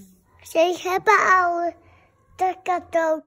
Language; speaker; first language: Dutch; early bilingual, other home language; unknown